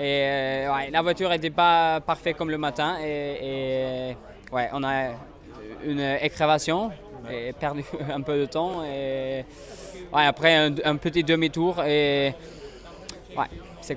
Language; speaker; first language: French; non-native, fluent; Swedish